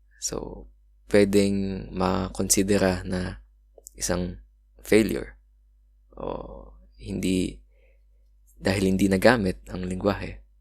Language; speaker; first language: Filipino; native; Filipino